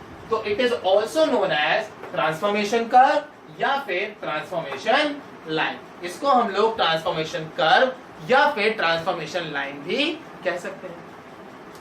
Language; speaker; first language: Hindi; native; Hindi